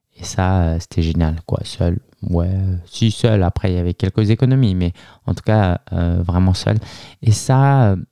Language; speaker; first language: French; native; French